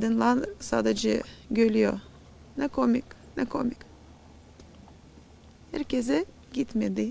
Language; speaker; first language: Turkish; non-native, learner; Russian